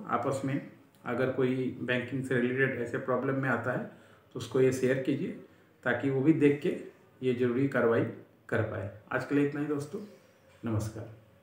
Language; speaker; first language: Hindi; native; Hindi